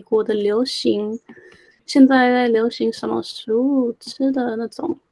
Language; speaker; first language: Chinese; early bilingual, heritage; Chinese